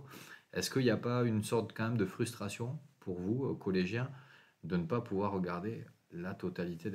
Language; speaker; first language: French; native; French